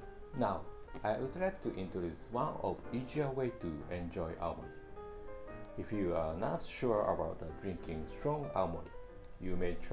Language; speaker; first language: English; non-native, fluent; Japanese